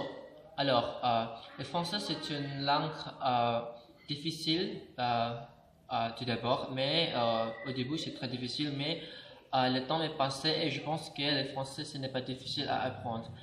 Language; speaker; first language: French; non-native, learner; Indonesian